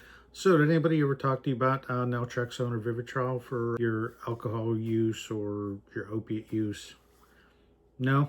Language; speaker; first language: English; native; English